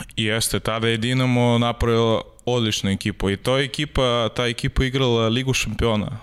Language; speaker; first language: Serbian; non-native, learner; Russian